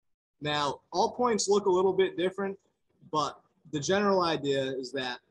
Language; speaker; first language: English; native; English